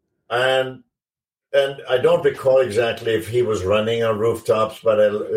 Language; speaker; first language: English; non-native, fluent; Swedish